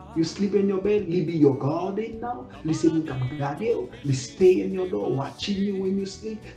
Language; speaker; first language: English; non-native, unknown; Haitian Creole